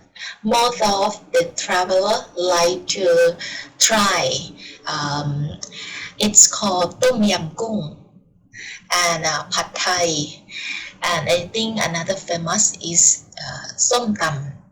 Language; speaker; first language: English; non-native, learner; Thai